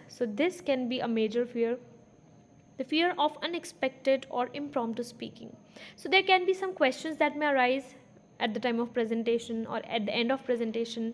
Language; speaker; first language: English; non-native, fluent; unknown